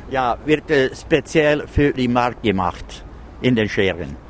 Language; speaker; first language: German; non-native, fluent; Swedish